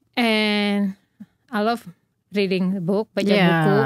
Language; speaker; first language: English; non-native, fluent; Indonesian